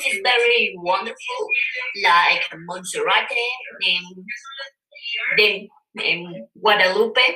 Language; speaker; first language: English; non-native, learner; Spanish